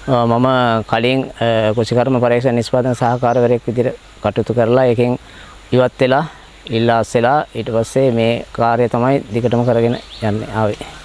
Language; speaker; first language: Sinhala; native; Sinhala